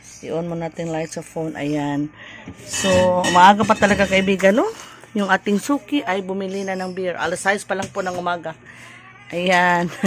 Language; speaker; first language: Filipino; non-native, local second language; Cebuano